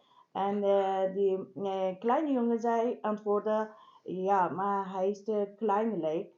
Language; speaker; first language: Dutch; non-native, learner; Persian